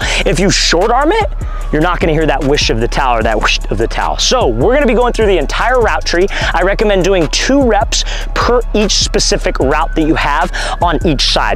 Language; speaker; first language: English; native; English